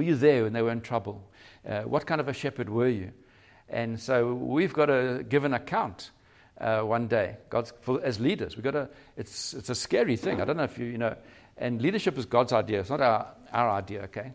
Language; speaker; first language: English; native; English